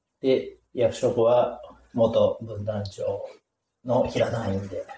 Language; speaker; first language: Japanese; native; Japanese